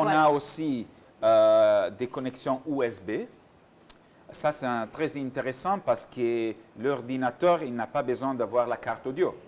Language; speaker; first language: French; non-native, learner; Italian